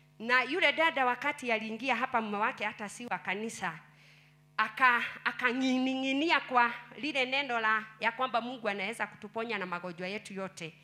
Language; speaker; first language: Swahili; non-native, local second language; Kikuyu